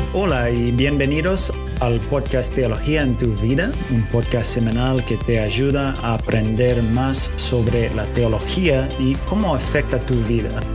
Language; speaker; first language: Spanish; non-native, fluent; English